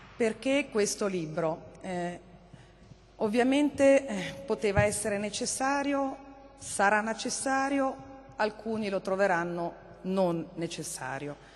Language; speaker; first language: Italian; native; Italian